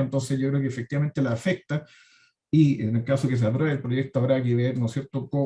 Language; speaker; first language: Spanish; native; Spanish